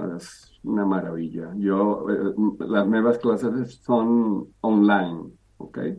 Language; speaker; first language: Catalan; early bilingual, heritage; Spanish